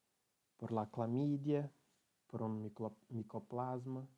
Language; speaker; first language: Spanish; non-native, learner; Portuguese